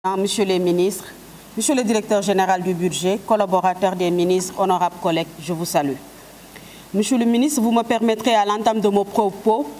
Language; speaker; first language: French; non-native, local second language; Wolof